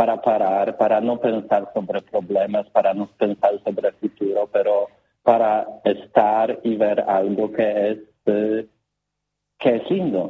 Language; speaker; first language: Spanish; non-native, learner; Polish